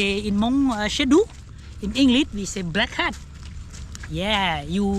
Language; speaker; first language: English; non-native, learner; Hmong